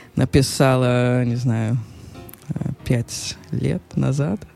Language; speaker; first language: Russian; early bilingual, heritage; Russian